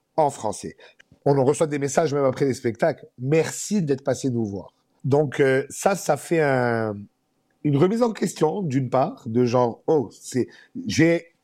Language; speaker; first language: French; native; French